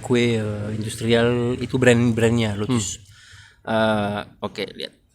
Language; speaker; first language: Indonesian; non-native, fluent; French